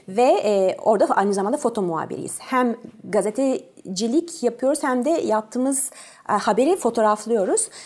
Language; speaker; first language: Turkish; early bilingual, other home language; French